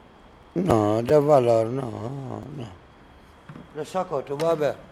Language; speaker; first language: Spanish; non-native, learner; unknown